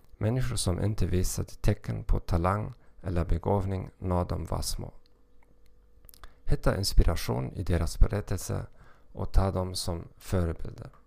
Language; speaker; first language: Swedish; non-native, learner; German